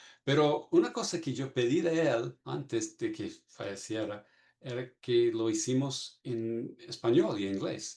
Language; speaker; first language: Spanish; non-native, fluent; English